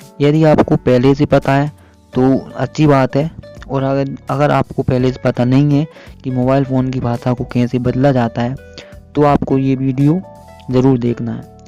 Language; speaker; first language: Hindi; native; Hindi